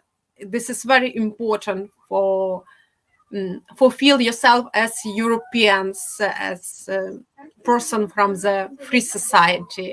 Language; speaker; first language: English; non-native, fluent; Ukrainian